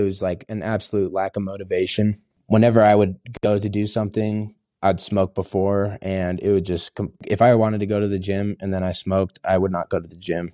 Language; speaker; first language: English; native; English